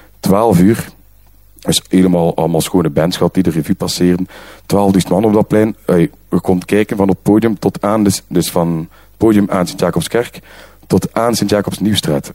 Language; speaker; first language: Dutch; native; Dutch